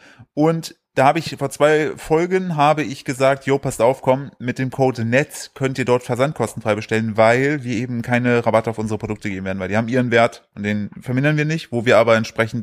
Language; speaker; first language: German; native; German